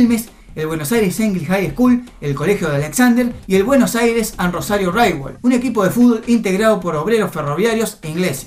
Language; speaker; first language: Spanish; native; Spanish